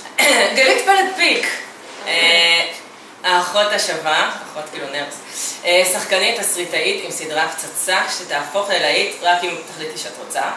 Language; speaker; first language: Hebrew; native; Hebrew